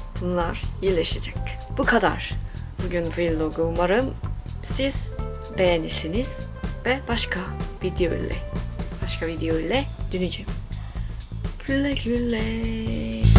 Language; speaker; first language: Turkish; non-native, learner; Korean